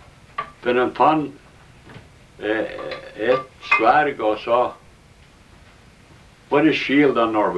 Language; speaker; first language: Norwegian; early bilingual, heritage; Norwegian